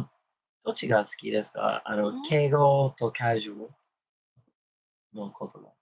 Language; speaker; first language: Japanese; non-native, learner; English